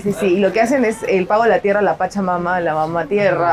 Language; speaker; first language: Spanish; native; Spanish